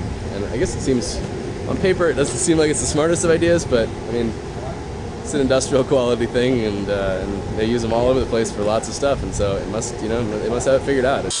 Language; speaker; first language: English; native; English